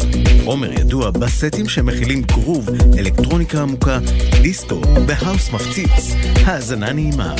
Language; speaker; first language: Hebrew; native; Hebrew